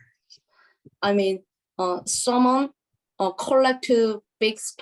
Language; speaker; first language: English; non-native, learner; Korean